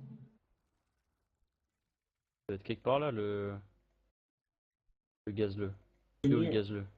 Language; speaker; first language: French; native; French